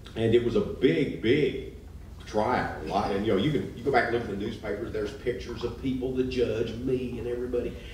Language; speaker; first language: English; native; English